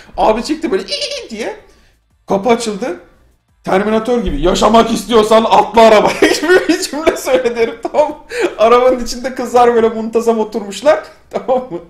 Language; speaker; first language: Turkish; native; Turkish